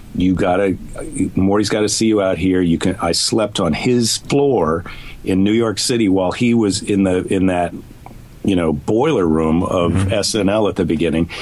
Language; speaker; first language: English; native; English